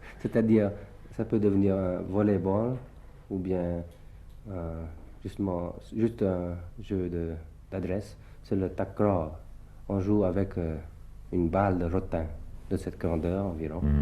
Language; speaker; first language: French; early bilingual, other home language; Thai